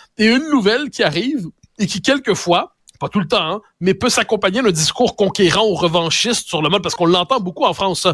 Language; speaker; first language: French; native; French